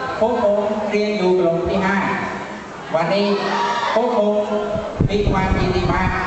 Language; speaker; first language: Thai; non-native, learner; Khmer